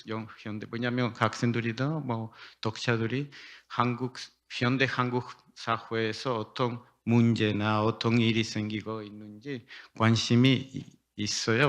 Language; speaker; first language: Korean; non-native, learner; Spanish